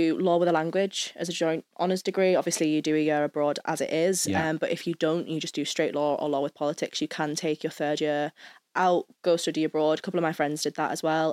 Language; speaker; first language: English; native; English